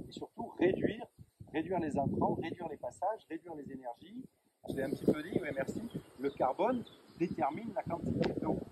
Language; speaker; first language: French; native; French